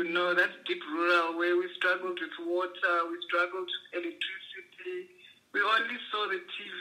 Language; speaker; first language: English; non-native, local second language; Xhosa